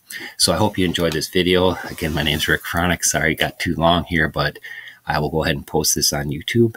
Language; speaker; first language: English; native; English